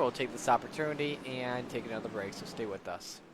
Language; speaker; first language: English; native; English